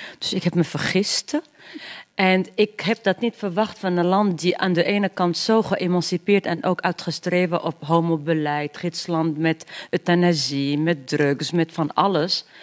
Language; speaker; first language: Dutch; non-native, fluent; Arabic